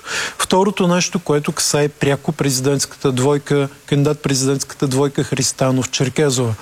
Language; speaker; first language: Bulgarian; native; Bulgarian